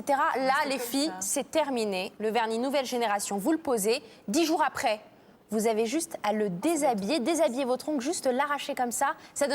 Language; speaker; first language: French; native; French